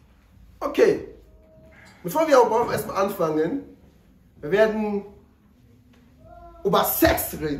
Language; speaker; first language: German; non-native, learner; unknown